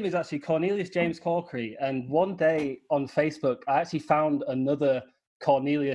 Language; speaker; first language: English; native; English